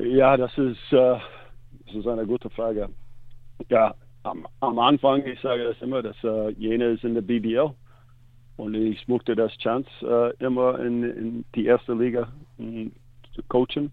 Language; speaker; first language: German; non-native, learner; English